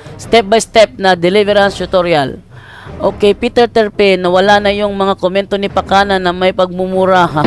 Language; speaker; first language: Filipino; non-native, local second language; Cebuano